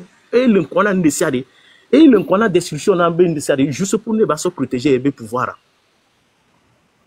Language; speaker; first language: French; non-native, local second language; Ewe